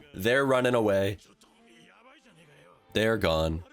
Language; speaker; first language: English; native; English